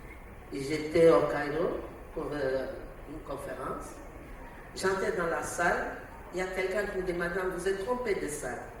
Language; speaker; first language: French; non-native, learner; Portuguese